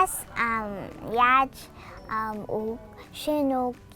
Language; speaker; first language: Mongolian; early bilingual, heritage; Mongolian